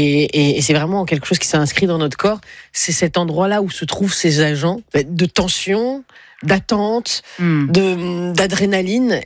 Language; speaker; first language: French; native; French